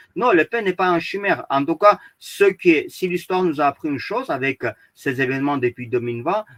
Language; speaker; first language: French; early bilingual, other home language; Azerbaijani